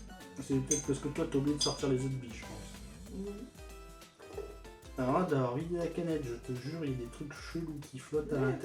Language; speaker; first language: French; native; French